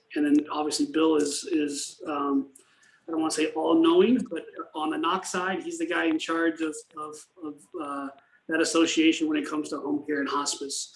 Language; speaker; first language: English; native; English